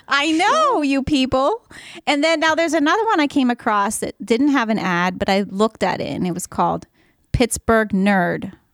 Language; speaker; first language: English; native; English